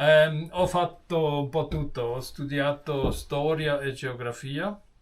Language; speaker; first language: Italian; non-native, fluent; German